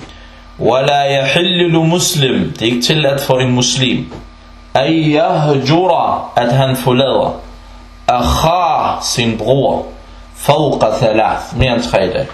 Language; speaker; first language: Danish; non-native, local second language; Arabic